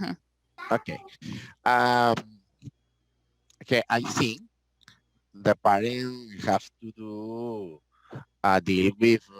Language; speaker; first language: English; non-native, learner; Spanish